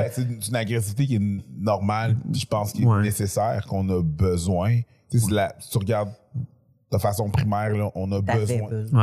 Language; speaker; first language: French; native; French